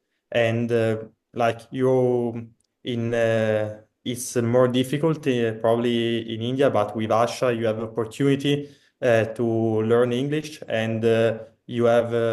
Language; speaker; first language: English; non-native, fluent; Italian